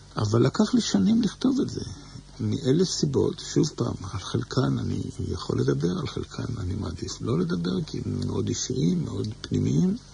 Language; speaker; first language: Hebrew; native; Hebrew